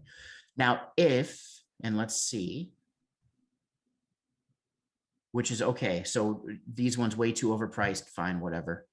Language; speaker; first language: English; native; English